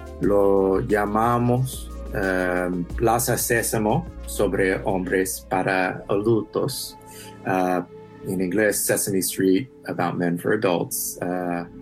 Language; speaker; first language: Spanish; early bilingual, heritage; English